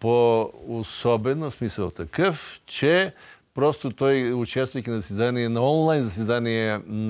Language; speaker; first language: Bulgarian; native; Bulgarian